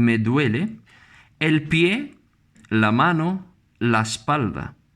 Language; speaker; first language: Spanish; non-native, fluent; Arabic